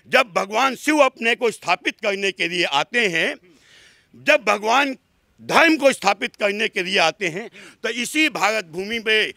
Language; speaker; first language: Hindi; native; Hindi